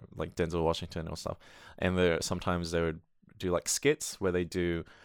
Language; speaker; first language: English; native; English